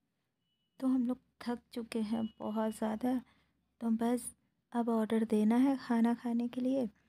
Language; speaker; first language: Hindi; native; Hindi